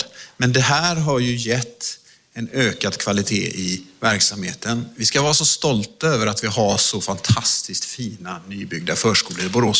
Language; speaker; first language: Swedish; native; Swedish